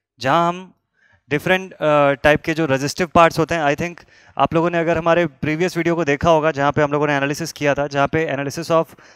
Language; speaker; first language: Hindi; native; Hindi